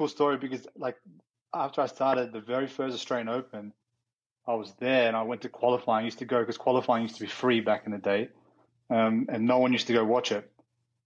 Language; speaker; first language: English; native; English